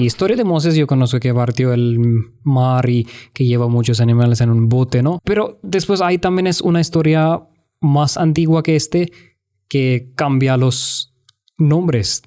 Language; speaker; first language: Spanish; non-native, fluent; Hindi